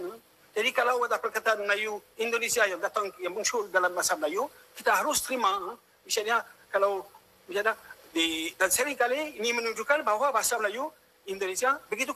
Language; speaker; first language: Indonesian; non-native, fluent; French